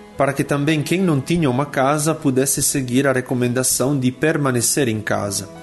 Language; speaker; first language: Portuguese; non-native, fluent; Italian